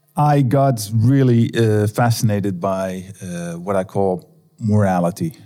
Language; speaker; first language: English; non-native, fluent; Dutch